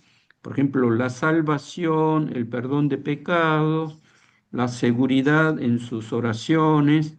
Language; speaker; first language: Spanish; non-native, fluent; Korean